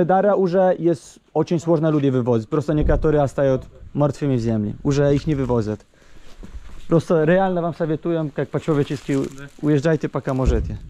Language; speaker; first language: Russian; non-native, learner; Polish